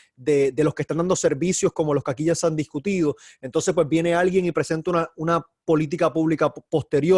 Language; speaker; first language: Spanish; native; Spanish